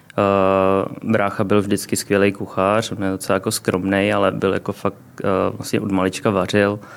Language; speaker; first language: Czech; early bilingual, other home language; Vietnamese